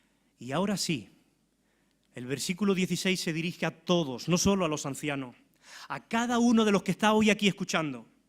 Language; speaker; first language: Spanish; native; Spanish